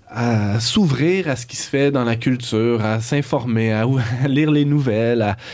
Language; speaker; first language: French; native; French